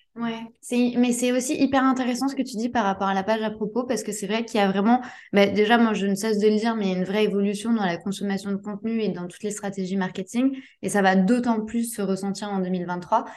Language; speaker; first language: French; native; French